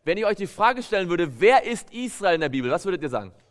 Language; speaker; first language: German; native; German